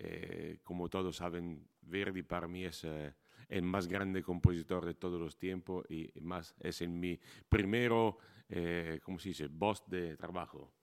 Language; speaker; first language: Spanish; non-native, fluent; Italian